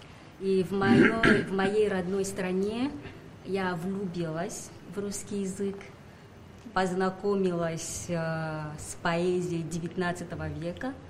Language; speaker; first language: Russian; non-native, fluent; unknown